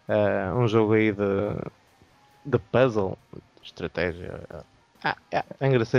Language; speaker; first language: Portuguese; native; Portuguese